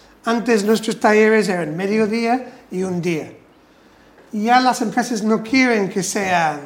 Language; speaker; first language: Spanish; non-native, fluent; English